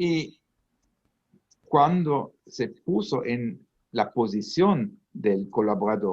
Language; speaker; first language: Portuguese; non-native, learner; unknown